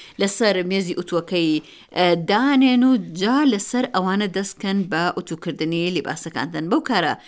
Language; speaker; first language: Central Kurdish; native; Central Kurdish